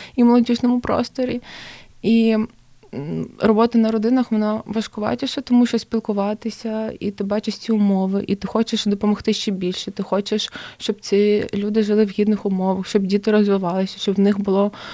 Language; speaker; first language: Ukrainian; non-native, local second language; Russian